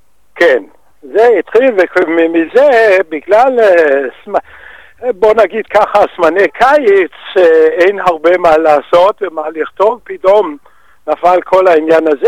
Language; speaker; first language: Hebrew; non-native, fluent; Danish